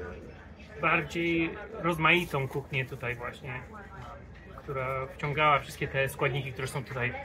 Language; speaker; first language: Polish; early bilingual, heritage; English